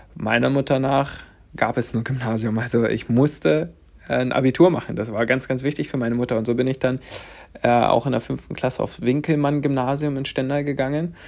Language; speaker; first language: German; native; German